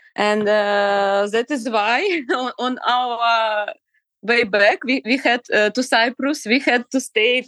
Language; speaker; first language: English; non-native, fluent; Ukrainian